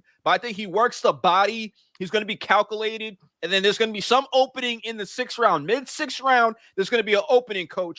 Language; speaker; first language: English; native; English